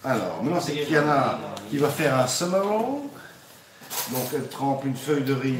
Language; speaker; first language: French; native; French